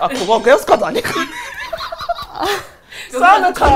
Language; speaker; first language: Korean; non-native, learner; English